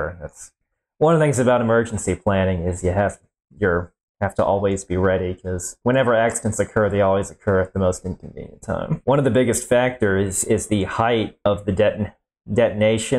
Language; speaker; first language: English; native; English